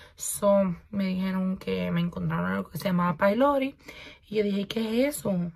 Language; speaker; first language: Spanish; early bilingual, heritage; Spanish